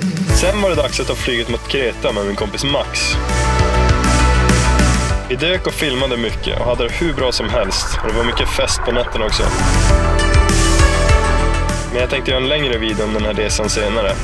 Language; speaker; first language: Swedish; native; Swedish